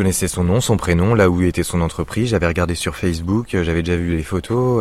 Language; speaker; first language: French; native; French